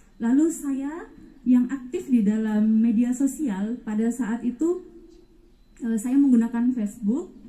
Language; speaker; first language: Indonesian; non-native, local second language; Batak Toba